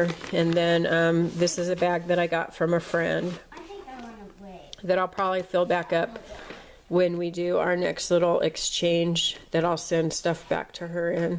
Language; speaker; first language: English; native; English